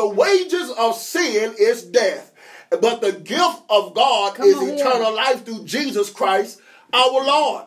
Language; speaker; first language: English; native; English